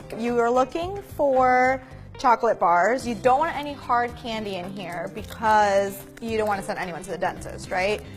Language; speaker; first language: English; native; English